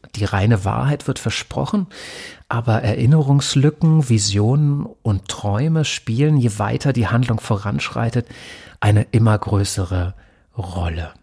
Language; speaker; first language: German; native; German